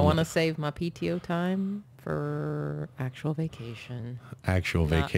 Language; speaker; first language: English; native; English